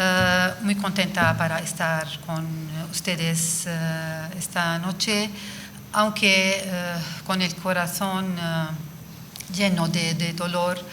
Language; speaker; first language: Spanish; non-native, fluent; Arabic